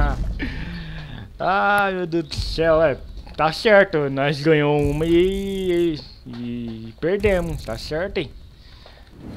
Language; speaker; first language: Portuguese; native; Portuguese